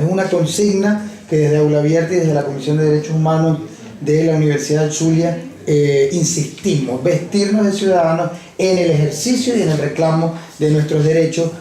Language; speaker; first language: Spanish; native; Spanish